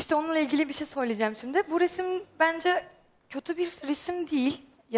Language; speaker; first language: Turkish; non-native, fluent; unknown